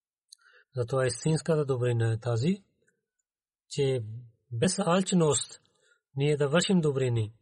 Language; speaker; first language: Bulgarian; non-native, learner; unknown